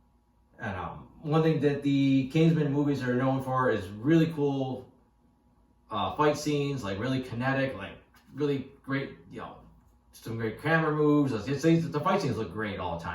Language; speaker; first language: English; native; English